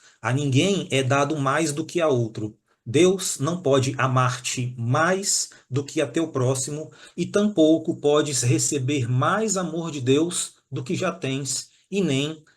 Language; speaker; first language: Portuguese; native; Portuguese